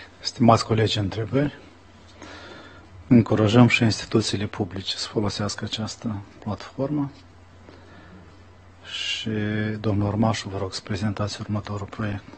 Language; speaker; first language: Romanian; native; Romanian